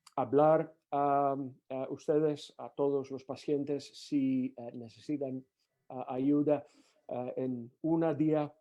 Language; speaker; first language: Spanish; non-native, learner; English